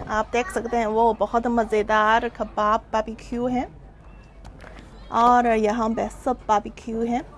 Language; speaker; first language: Hindi; non-native, fluent; Chinese